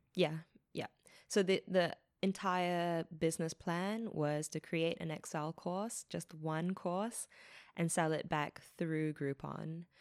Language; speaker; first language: English; native; English